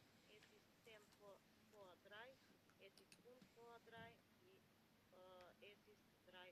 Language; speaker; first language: German; non-native, learner; Macedonian